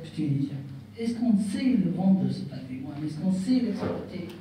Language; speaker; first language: French; non-native, local second language; Arabic